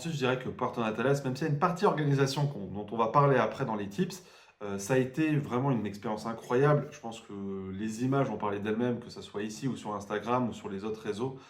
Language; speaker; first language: French; native; French